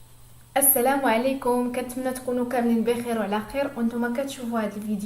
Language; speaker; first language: Arabic; native; Arabic